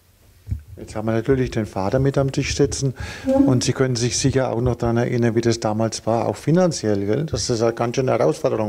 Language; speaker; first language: German; native; German